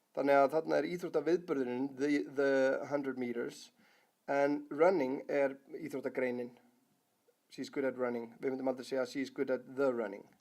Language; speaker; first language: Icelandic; native; Icelandic